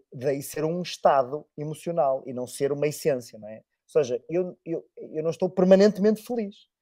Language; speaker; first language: Portuguese; native; Portuguese